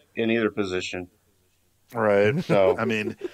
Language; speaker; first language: English; native; English